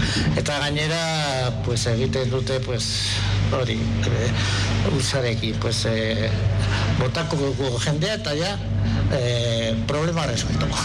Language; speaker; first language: Basque; non-native, local second language; Spanish